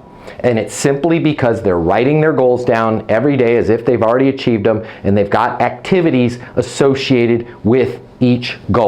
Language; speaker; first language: English; native; English